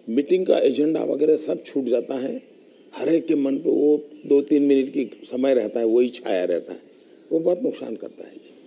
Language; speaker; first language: Hindi; non-native, local second language; Gujarati